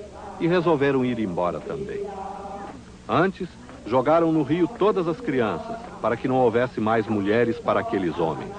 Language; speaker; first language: Portuguese; native; Portuguese